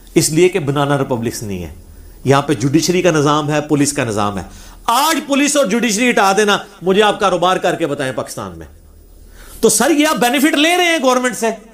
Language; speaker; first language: Urdu; non-native, local second language; Punjabi